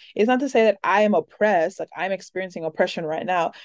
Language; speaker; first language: English; early bilingual, other home language; Spanish